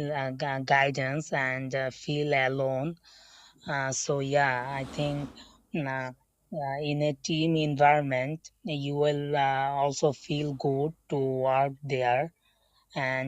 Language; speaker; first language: English; non-native, learner; Bangla